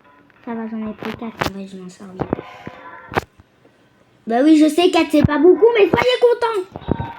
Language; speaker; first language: French; native; French